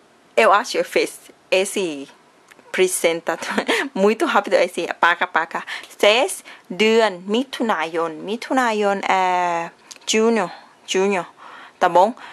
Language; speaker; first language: Portuguese; non-native, learner; Thai